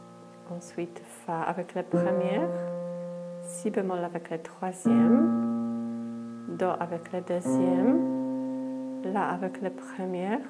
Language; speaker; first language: French; non-native, fluent; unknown